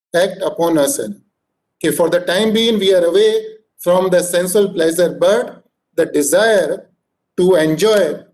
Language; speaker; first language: English; non-native, local second language; Hindi